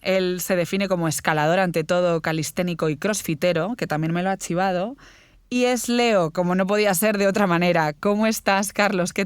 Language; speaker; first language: Spanish; native; Spanish